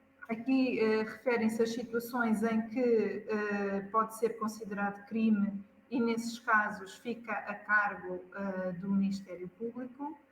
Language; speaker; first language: Portuguese; native; Portuguese